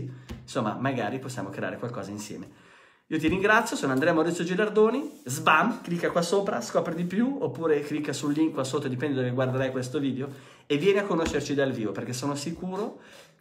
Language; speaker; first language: Italian; native; Italian